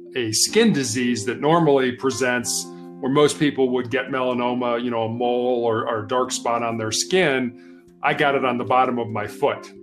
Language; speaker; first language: English; native; English